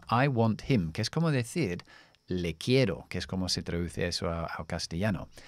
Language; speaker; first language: Spanish; non-native, fluent; English